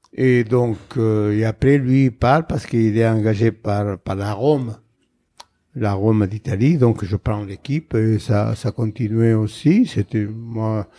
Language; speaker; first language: French; non-native, fluent; Spanish